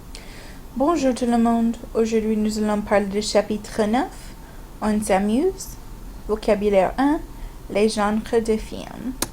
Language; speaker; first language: French; non-native, fluent; English